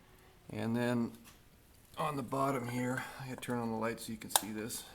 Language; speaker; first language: English; native; English